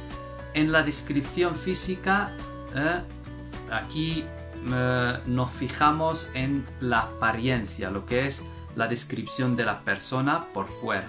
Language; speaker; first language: Spanish; non-native, fluent; Arabic